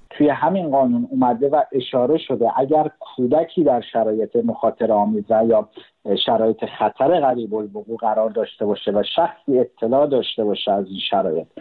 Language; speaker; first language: Persian; native; Persian